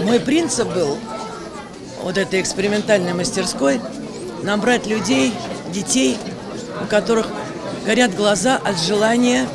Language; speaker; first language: Russian; native; Russian